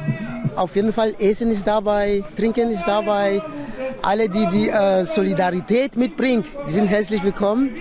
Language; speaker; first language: German; non-native, fluent; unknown